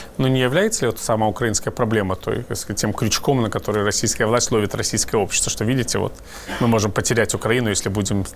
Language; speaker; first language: Russian; native; Russian